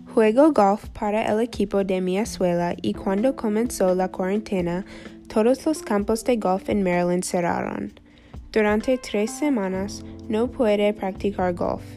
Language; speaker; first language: Spanish; non-native, learner; English